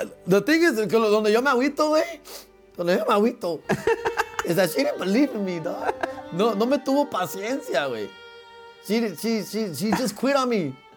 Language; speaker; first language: English; early bilingual, other home language; Spanish